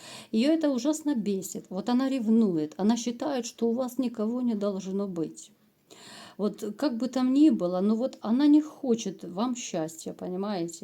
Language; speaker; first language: Russian; native; Russian